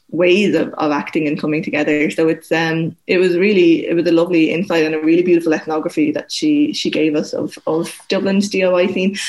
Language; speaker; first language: English; native; English